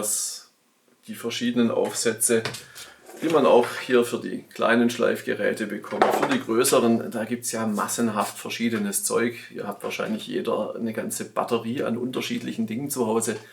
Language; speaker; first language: German; native; German